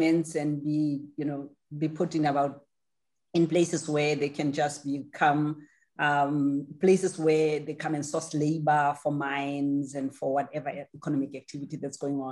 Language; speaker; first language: English; non-native, local second language; Tswana